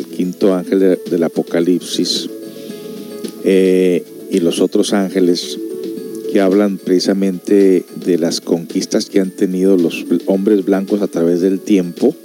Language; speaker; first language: Spanish; early bilingual, heritage; Spanish